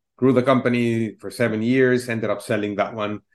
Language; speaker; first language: English; non-native, fluent; Spanish